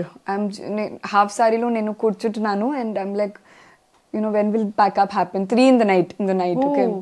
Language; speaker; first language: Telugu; non-native, learner; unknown